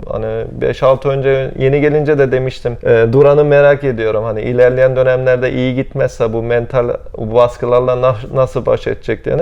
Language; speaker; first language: Turkish; early bilingual, heritage; Turkish